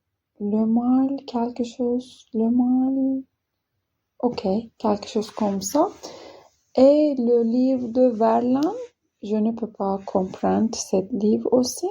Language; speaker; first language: French; non-native, learner; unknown